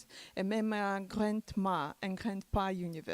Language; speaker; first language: French; non-native, learner; Macedonian